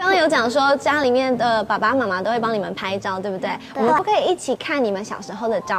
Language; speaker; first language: Chinese; native; Chinese